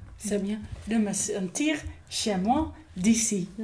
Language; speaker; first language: French; non-native, learner; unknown